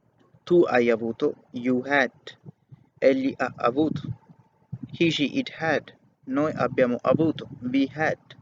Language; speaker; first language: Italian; non-native, fluent; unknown